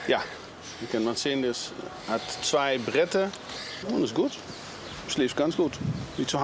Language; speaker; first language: German; non-native, learner; Dutch